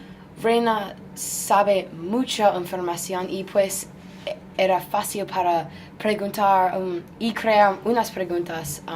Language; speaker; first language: Spanish; non-native, learner; English